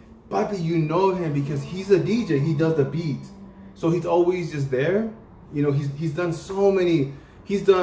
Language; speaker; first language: English; early bilingual, other home language; Spanish